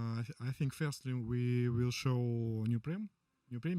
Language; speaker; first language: English; non-native, learner; Russian